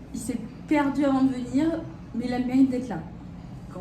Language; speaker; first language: French; native; French